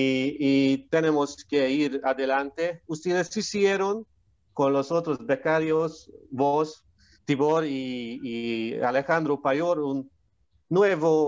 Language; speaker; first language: Spanish; non-native, learner; Hungarian